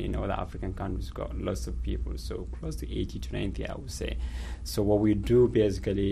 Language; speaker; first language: English; non-native, local second language; Hausa